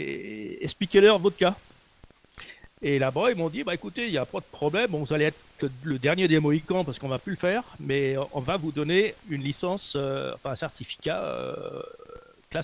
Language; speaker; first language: French; native; French